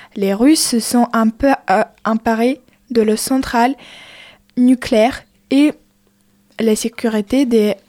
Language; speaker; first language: French; non-native, fluent; Ukrainian